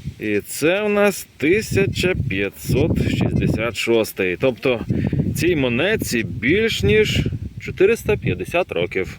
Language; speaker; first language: Ukrainian; native; Ukrainian